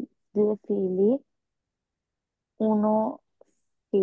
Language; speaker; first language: Italian; non-native, learner; Bangla